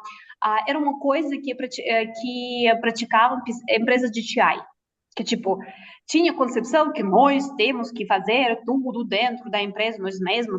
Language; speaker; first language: Portuguese; non-native, fluent; Russian